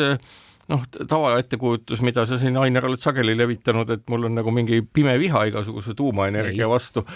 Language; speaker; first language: Estonian; native; Estonian